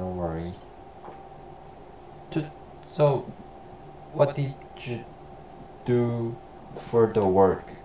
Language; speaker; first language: English; non-native, learner; Korean